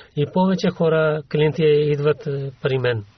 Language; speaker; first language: Bulgarian; non-native, learner; Urdu